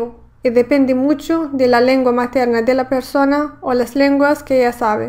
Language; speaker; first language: Spanish; non-native, fluent; Arabic